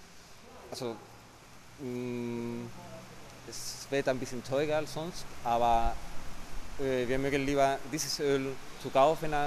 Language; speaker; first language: German; non-native, fluent; Spanish